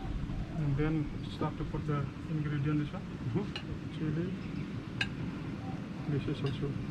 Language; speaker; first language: English; non-native, learner; Indonesian